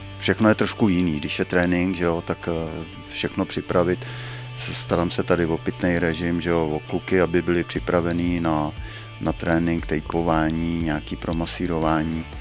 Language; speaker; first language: Czech; native; Czech